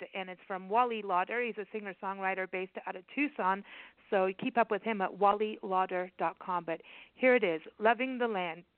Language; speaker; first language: English; native; English